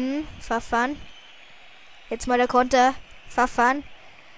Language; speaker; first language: German; native; German